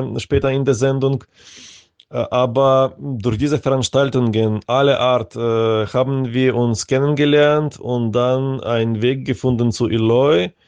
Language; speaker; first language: German; non-native, fluent; Ukrainian